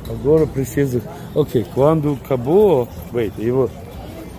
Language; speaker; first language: Portuguese; non-native, learner; English